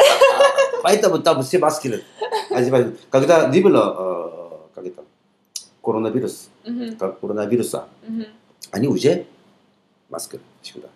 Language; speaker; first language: Russian; non-native, learner; Korean